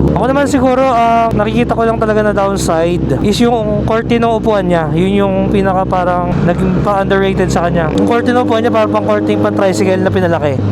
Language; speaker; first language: Filipino; native; Filipino